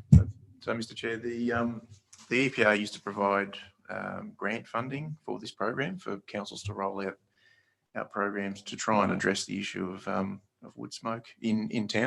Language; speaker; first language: English; native; English